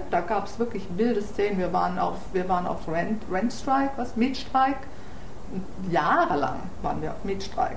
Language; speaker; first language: German; native; German